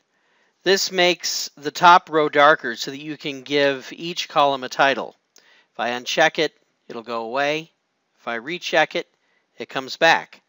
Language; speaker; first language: English; native; English